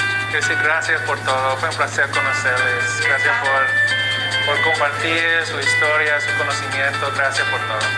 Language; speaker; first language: Spanish; non-native, fluent; English